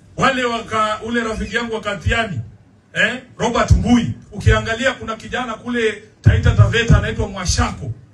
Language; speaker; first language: Swahili; non-native, local second language; Luyia